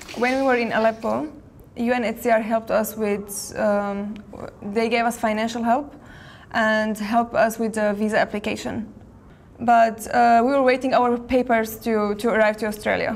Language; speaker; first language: English; non-native, learner; Armenian